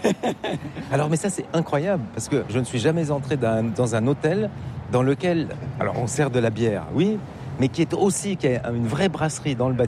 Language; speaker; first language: French; native; French